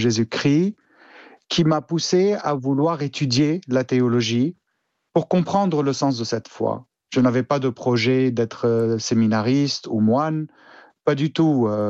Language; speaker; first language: French; non-native, local second language; Arabic